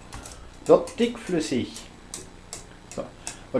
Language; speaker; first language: German; native; German